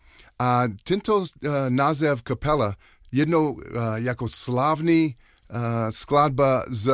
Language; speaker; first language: Czech; non-native, learner; English